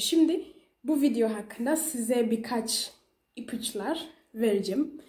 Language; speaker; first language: Turkish; non-native, learner; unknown